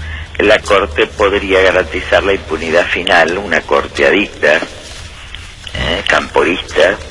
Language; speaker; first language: Spanish; native; Spanish